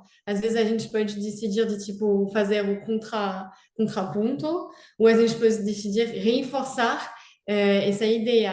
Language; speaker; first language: Portuguese; non-native, fluent; French